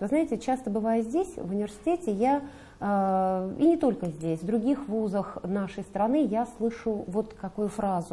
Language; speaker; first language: Russian; native; Russian